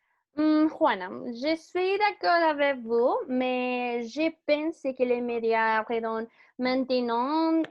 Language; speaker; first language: French; non-native, learner; Spanish